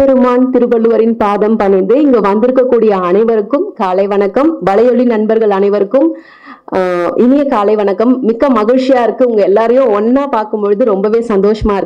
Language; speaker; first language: Tamil; native; Tamil